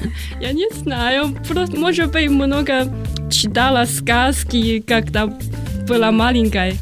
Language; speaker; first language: Russian; non-native, learner; Chinese